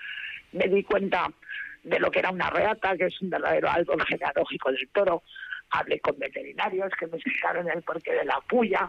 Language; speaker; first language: Spanish; native; Spanish